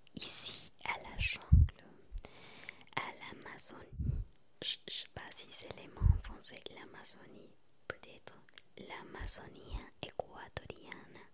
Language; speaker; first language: French; non-native, learner; Spanish